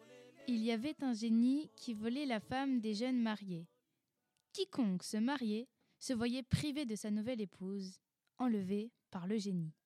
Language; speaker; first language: French; native; French